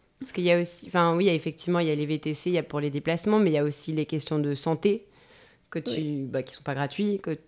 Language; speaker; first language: French; native; French